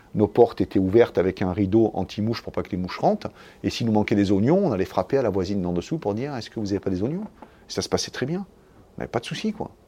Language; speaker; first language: French; native; French